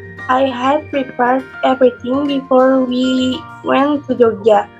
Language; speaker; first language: English; non-native, learner; Indonesian